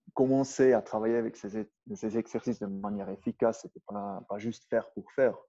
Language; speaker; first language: French; non-native, local second language; German